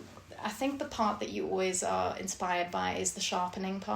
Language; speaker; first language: English; native; English